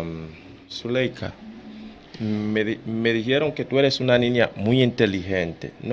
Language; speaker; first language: Spanish; non-native, fluent; Haitian Creole